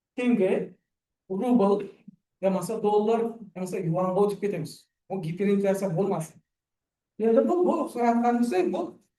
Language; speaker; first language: Uzbek; non-native, local second language; Kara-Kalpak